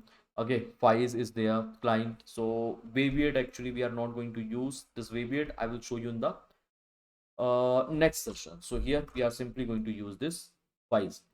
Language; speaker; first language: English; non-native, local second language; Hindi